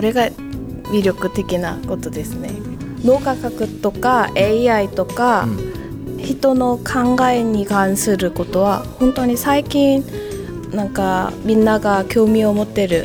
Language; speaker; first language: Japanese; non-native, fluent; Korean